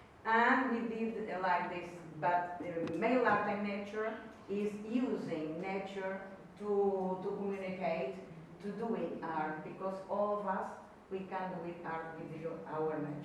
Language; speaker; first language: English; non-native, learner; Portuguese